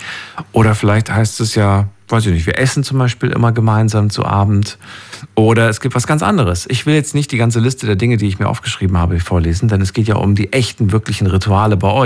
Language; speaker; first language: German; native; German